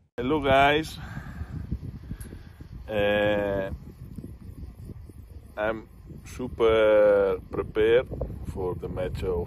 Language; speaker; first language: English; non-native, learner; Italian